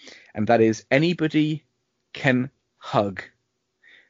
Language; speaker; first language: English; native; English